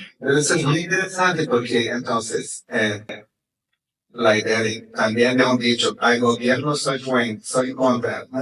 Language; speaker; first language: Spanish; non-native, fluent; Portuguese